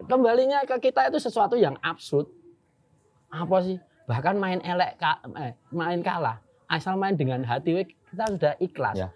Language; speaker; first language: Indonesian; non-native, local second language; Javanese